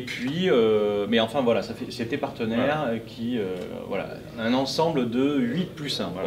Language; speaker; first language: French; native; French